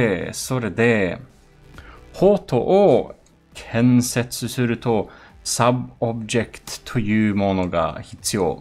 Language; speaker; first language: Japanese; non-native, learner; Swedish